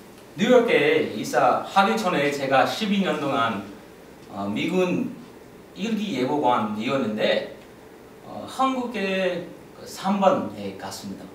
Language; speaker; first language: Korean; non-native, learner; English